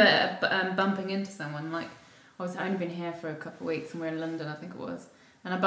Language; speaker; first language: English; native; English